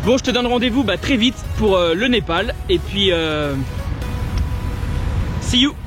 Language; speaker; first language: French; native; French